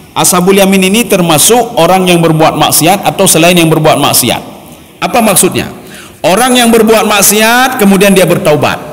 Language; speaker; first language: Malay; non-native, local second language; Achinese